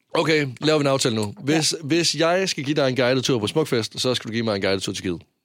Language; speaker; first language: Danish; early bilingual, other home language; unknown